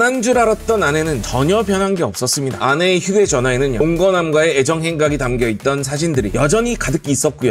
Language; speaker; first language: Korean; native; Korean